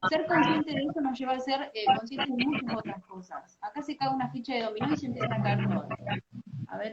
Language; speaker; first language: Spanish; native; Spanish